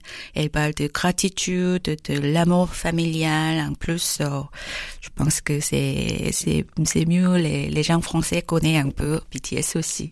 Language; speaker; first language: French; non-native, fluent; Korean